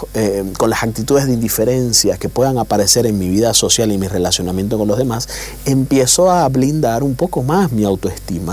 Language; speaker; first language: Spanish; native; Spanish